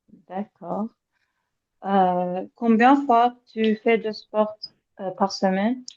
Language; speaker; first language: French; non-native, learner; Azerbaijani